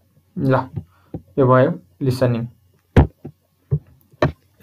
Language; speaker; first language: Korean; non-native, fluent; Nepali